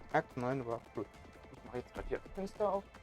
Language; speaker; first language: German; native; German